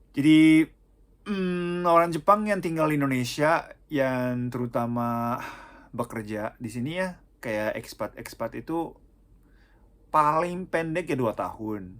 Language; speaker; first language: Indonesian; non-native, fluent; Japanese